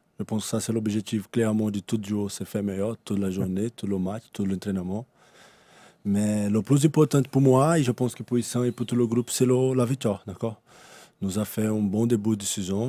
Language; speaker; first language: French; non-native, learner; Portuguese